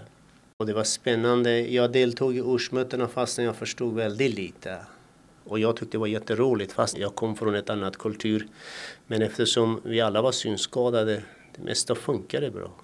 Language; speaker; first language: Swedish; non-native, fluent; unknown